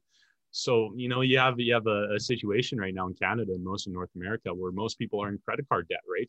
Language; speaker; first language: English; native; English